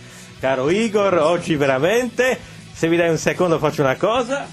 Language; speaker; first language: Italian; native; Italian